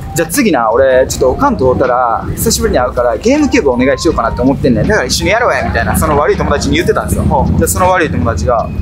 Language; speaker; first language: Japanese; native; Japanese